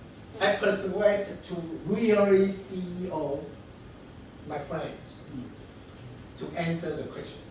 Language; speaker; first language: English; non-native, learner; Chinese